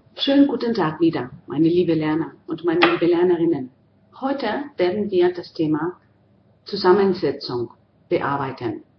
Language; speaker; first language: German; non-native, fluent; Spanish